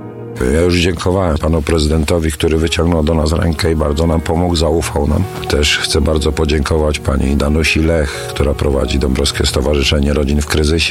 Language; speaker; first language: Polish; native; Polish